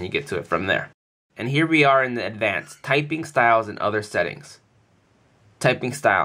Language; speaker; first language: English; native; English